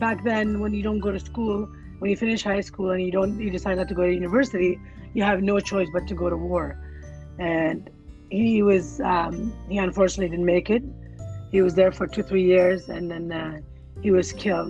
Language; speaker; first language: English; non-native, fluent; Arabic